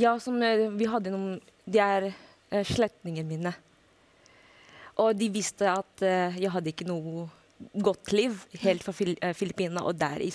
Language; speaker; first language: Norwegian; non-native, fluent; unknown